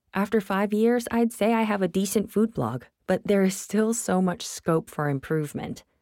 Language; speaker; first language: English; non-native, local second language; Tamil